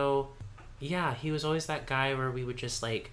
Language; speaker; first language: English; native; English